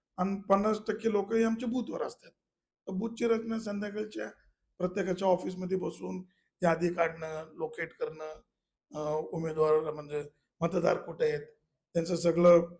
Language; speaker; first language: Marathi; non-native, local second language; Malayalam